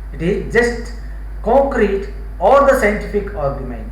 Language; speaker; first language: English; non-native, local second language; Kannada